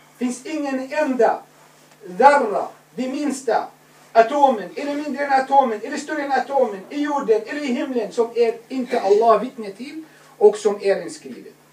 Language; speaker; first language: Swedish; non-native, fluent; Arabic